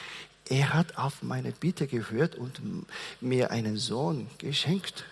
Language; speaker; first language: German; non-native, fluent; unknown